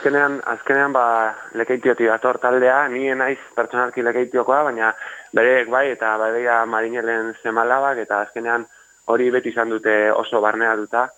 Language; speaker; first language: Basque; native; Basque